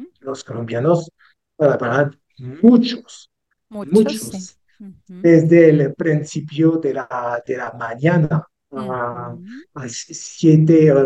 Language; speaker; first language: Spanish; non-native, learner; French